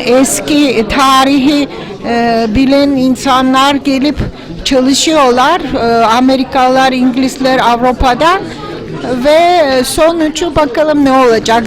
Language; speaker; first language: Turkish; non-native, fluent; Georgian